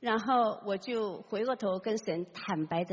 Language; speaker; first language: Chinese; native; Chinese